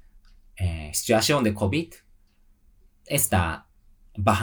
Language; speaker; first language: Spanish; non-native, learner; Japanese